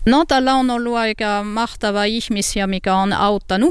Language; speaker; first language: Finnish; non-native, learner; French